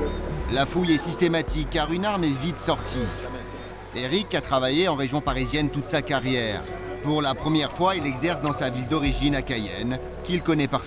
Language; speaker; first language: French; native; French